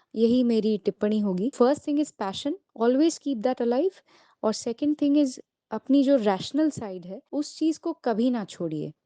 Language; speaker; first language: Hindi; non-native, local second language; Bangla